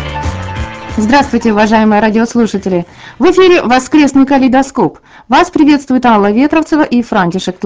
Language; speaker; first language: Russian; native; Russian